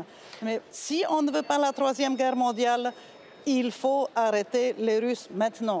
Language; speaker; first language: French; non-native, fluent; Polish